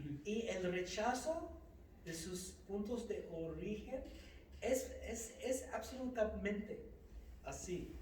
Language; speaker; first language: Spanish; non-native, fluent; English